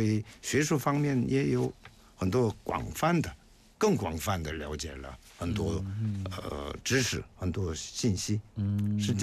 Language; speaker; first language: Chinese; non-native, fluent; Korean